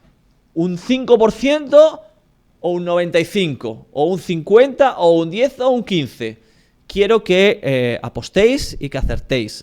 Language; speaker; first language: Spanish; native; Spanish